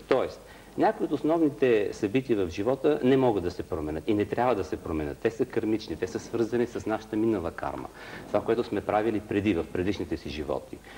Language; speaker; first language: Bulgarian; native; Bulgarian